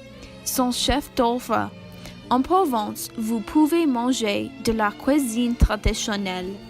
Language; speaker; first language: French; non-native, learner; English